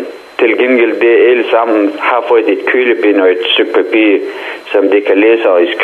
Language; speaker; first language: Danish; non-native, fluent; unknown